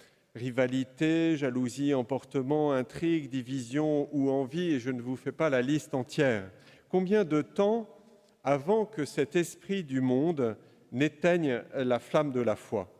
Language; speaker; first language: French; native; French